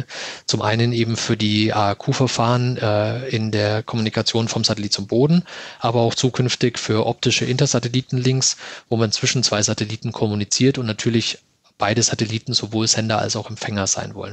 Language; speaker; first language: German; native; German